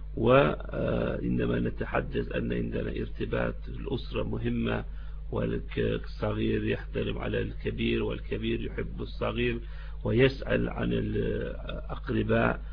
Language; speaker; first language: Arabic; non-native, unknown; Turkish